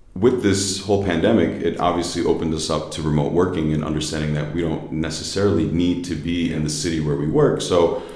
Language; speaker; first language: English; native; English